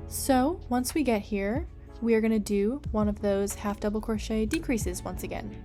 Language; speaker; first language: English; native; English